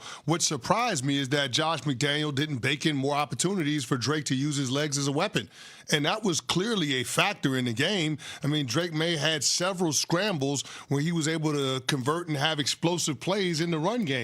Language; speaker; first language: English; native; English